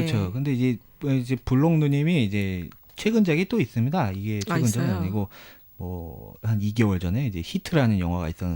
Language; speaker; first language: Korean; native; Korean